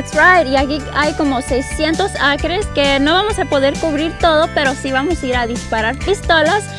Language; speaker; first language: Spanish; early bilingual, heritage; English